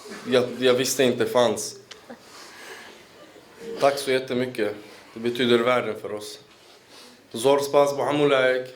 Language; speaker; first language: Swedish; early bilingual, other home language; Central Kurdish